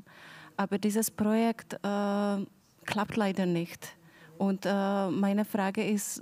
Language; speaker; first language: German; non-native, fluent; Czech